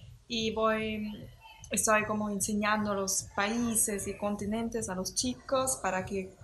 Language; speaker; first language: Spanish; non-native, fluent; German